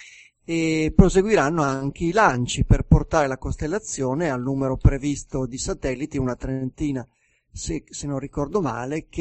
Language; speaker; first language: Italian; native; Italian